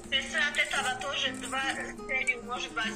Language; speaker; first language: Russian; non-native, learner; Tajik